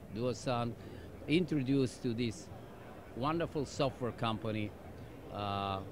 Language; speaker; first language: English; non-native, fluent; German